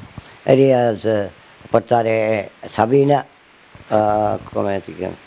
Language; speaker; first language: Italian; non-native, learner; Bangla